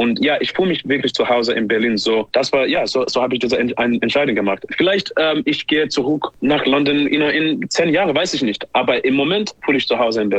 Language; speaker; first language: German; non-native, learner; English